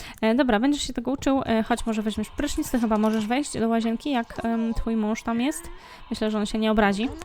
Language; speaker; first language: Polish; native; Polish